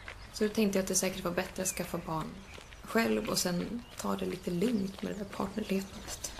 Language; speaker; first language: Swedish; native; Swedish